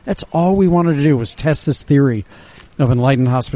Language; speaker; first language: English; native; English